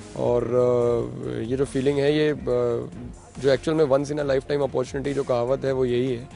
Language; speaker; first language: Hindi; native; Hindi